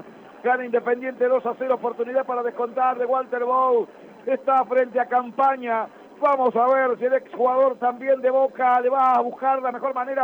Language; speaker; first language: Spanish; native; Spanish